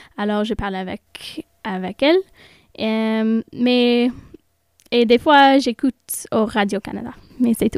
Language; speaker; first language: French; non-native, local second language; English